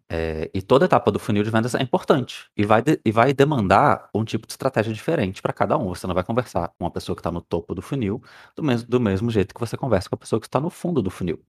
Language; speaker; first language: Portuguese; native; Portuguese